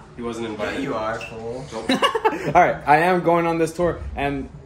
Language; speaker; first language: English; native; English